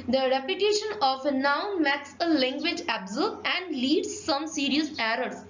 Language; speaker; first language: English; non-native, local second language; Gujarati